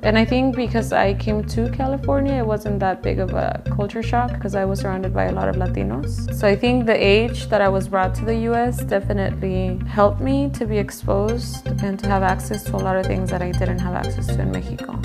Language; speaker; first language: English; early bilingual, other home language; Spanish